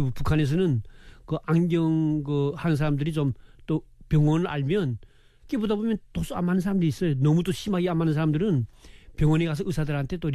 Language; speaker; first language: Korean; native; Korean